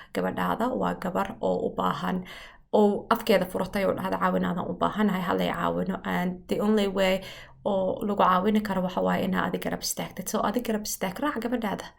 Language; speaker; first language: Somali; early bilingual, heritage; Somali